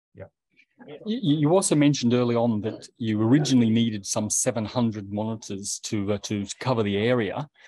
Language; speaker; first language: English; native; English